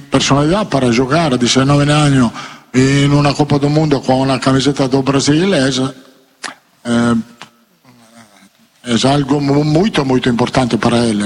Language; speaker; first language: Portuguese; non-native, learner; Italian